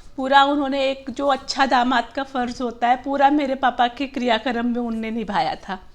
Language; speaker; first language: Hindi; non-native, local second language; Gujarati